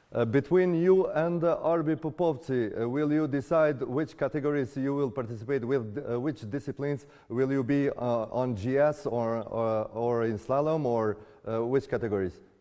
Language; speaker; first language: English; non-native, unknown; Albanian